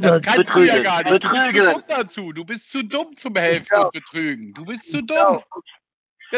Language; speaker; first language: German; native; German